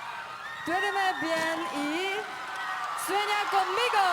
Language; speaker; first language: Spanish; non-native, learner; Korean